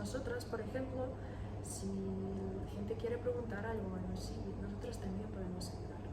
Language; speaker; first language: Spanish; non-native, learner; Ukrainian